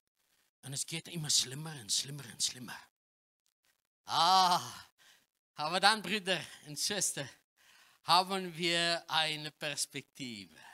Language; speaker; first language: German; non-native, learner; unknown